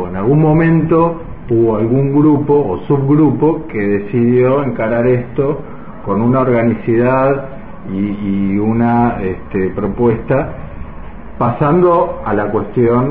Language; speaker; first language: Spanish; native; Spanish